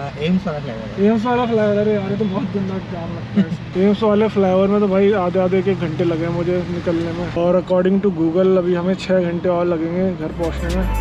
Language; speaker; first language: Hindi; native; Hindi